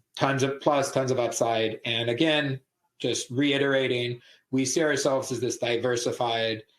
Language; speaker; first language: English; native; English